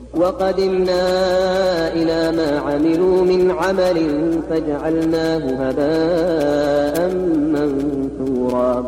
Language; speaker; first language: Arabic; native; Arabic